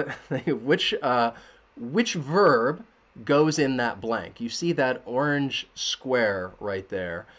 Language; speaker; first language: English; native; English